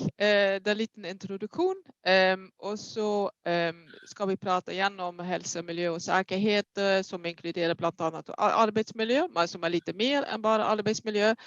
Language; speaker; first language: Swedish; non-native, fluent; Dutch